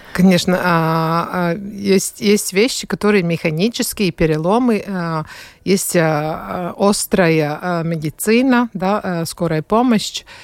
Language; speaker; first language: Russian; non-native, fluent; Latvian